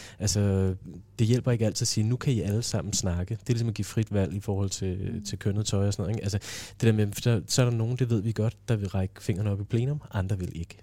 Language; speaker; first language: Danish; native; Danish